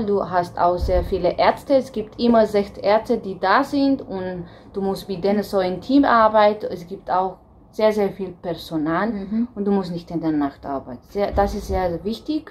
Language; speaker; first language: German; non-native, fluent; Romanian